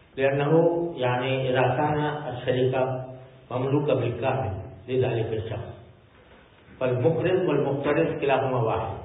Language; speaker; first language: Arabic; non-native, fluent; Urdu